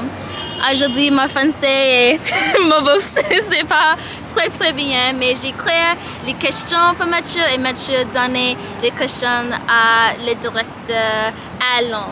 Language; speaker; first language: French; non-native, learner; English